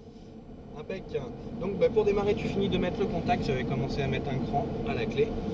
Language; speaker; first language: French; native; French